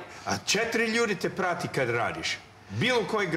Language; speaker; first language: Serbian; non-native, learner; English